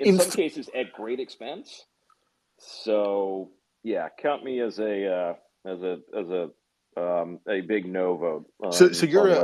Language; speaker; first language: English; native; English